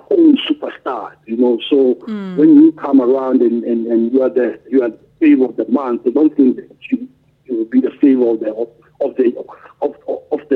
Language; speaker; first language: English; non-native, local second language; Tswana